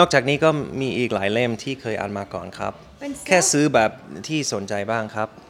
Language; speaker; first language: Thai; non-native, fluent; German